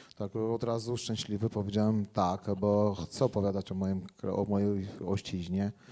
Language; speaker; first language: Polish; non-native, fluent; Armenian